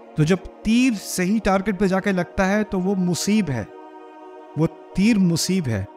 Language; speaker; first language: Urdu; early bilingual, heritage; Urdu